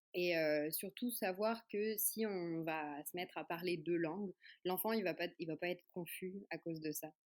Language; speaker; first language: French; native; French